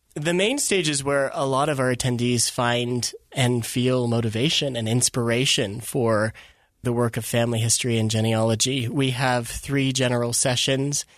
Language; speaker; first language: English; early bilingual, other home language; Filipino